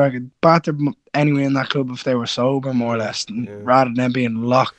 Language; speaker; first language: English; native; English